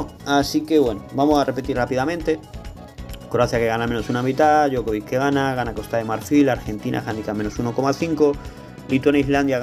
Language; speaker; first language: Spanish; native; Spanish